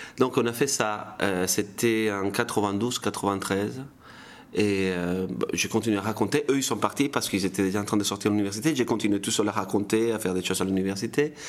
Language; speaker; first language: French; non-native, fluent; Spanish